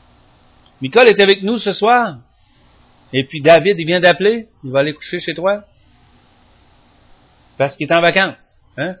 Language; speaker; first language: French; native; French